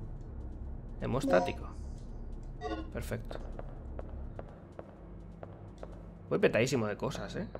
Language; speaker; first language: Spanish; native; Spanish